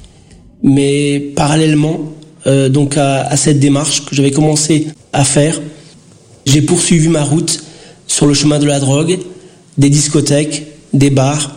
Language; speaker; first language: French; early bilingual, other home language; Portuguese